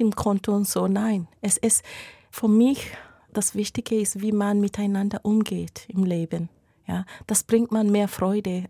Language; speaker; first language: German; non-native, fluent; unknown